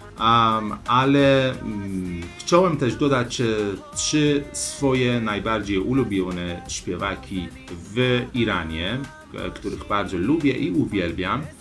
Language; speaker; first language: Polish; non-native, learner; Persian